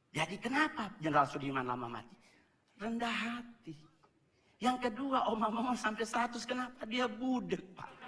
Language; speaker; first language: Indonesian; native; Indonesian